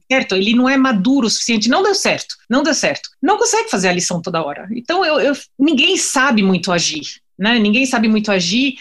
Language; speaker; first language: Portuguese; non-native, fluent; French